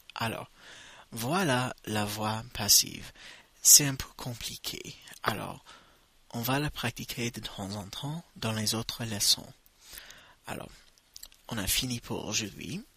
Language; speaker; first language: French; non-native, fluent; English